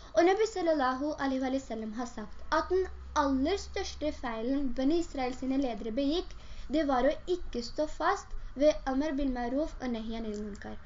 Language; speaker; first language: Norwegian; early bilingual, other home language; Urdu